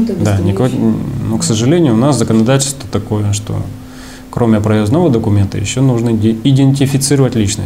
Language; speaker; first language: Russian; native; Russian